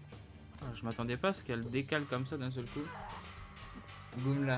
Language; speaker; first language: French; native; French